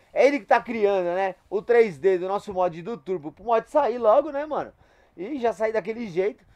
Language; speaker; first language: Portuguese; native; Portuguese